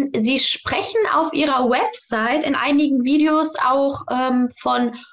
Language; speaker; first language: German; native; German